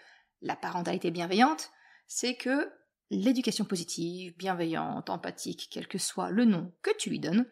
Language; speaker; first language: French; native; French